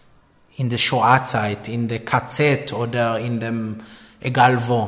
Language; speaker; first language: German; non-native, fluent; Hebrew